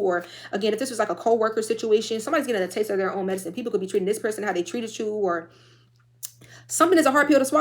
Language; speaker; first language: English; native; English